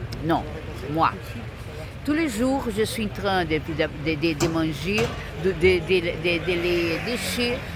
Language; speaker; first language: French; non-native, fluent; Portuguese